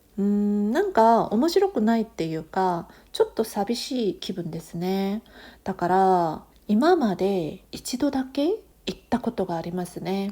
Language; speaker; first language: Japanese; non-native, fluent; Korean